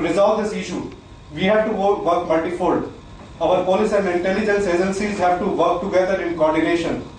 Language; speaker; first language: English; non-native, local second language; Hindi